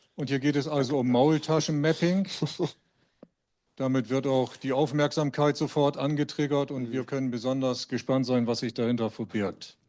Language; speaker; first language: German; native; German